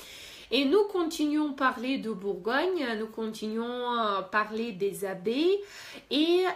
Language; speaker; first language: French; non-native, fluent; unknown